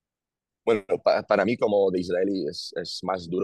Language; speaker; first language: Spanish; non-native, learner; Hebrew